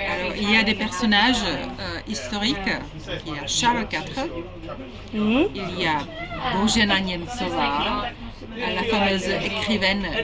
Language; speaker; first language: French; non-native, fluent; Czech